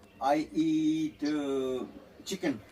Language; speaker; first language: English; non-native, learner; Hindi